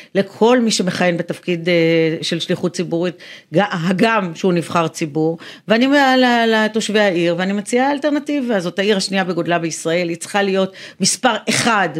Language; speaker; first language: Hebrew; native; Hebrew